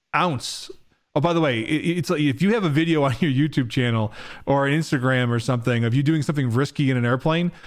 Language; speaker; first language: English; native; English